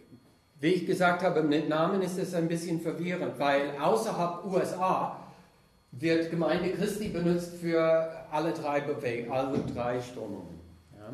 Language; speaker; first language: German; non-native, fluent; English